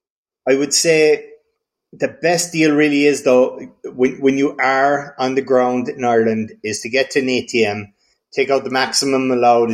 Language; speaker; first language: English; native; English